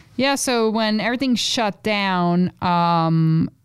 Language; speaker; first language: English; native; English